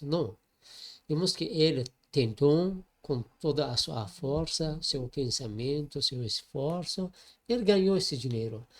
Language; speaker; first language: Portuguese; non-native, learner; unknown